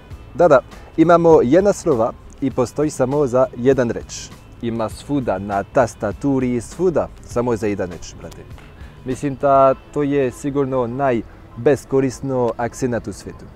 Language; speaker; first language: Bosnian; non-native, learner; French